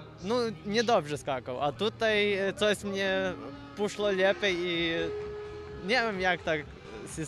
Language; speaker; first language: Polish; non-native, learner; Ukrainian